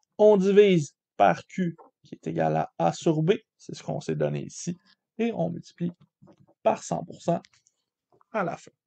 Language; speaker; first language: French; native; French